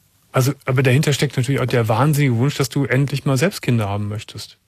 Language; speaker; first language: German; native; German